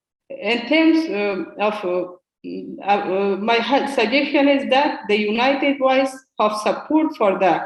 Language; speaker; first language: English; non-native, learner; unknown